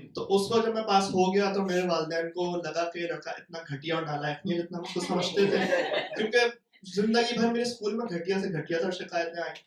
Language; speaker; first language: Urdu; native; Urdu